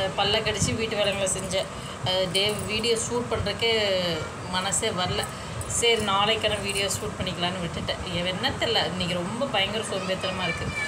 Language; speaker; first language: Tamil; non-native, local second language; Telugu